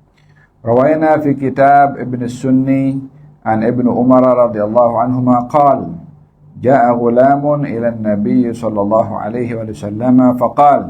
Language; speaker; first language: Arabic; non-native, fluent; Malay